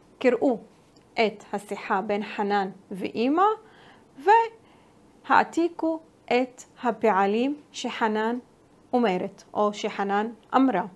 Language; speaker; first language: Hebrew; non-native, local second language; Arabic